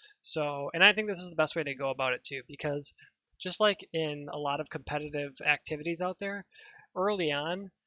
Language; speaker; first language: English; native; English